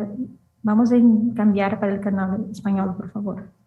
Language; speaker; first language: Spanish; non-native, learner; Portuguese